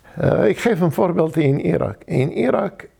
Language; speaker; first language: Dutch; non-native, fluent; Arabic